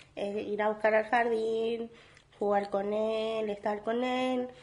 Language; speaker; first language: Spanish; native; Spanish